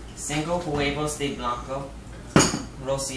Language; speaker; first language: Spanish; non-native, learner; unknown